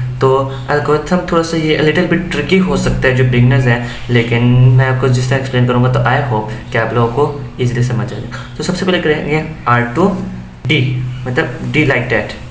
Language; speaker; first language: Urdu; native; Urdu